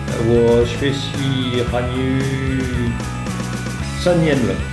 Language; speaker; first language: Chinese; non-native, fluent; French